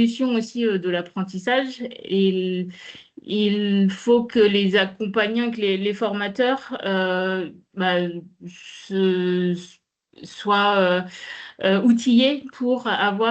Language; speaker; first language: French; native; French